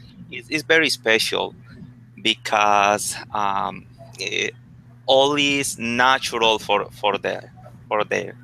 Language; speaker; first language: English; non-native, learner; Spanish